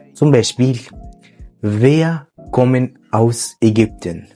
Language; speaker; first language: German; non-native, fluent; Arabic